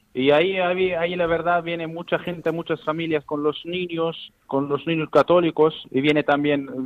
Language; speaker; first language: Spanish; non-native, learner; Arabic